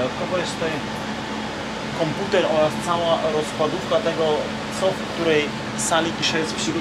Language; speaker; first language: Polish; native; Polish